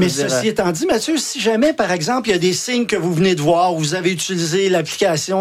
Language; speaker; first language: French; native; French